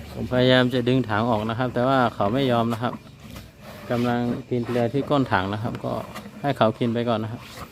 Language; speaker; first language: Thai; non-native, local second language; Karen languages